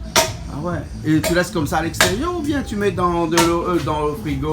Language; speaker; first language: French; native; French